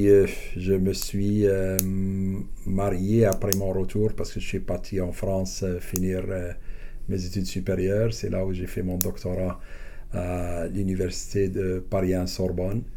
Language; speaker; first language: French; non-native, local second language; Arabic